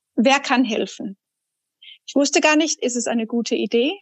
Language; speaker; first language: German; non-native, fluent; Danish